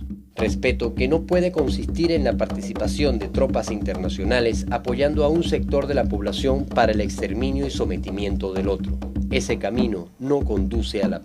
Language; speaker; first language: Spanish; native; Spanish